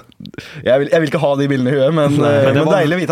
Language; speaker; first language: Norwegian; native; Norwegian